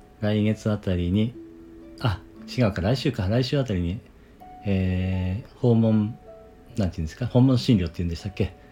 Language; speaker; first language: Japanese; native; Japanese